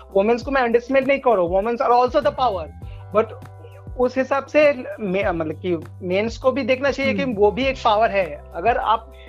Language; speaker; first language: Hindi; non-native, local second language; Bangla